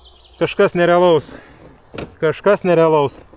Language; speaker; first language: Lithuanian; native; Lithuanian